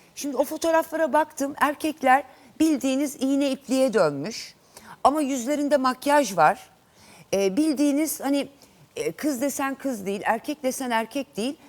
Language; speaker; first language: Turkish; native; Turkish